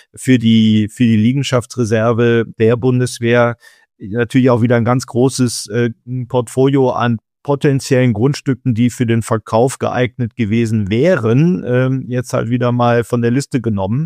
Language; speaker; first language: German; native; German